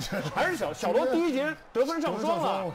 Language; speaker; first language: Chinese; native; Chinese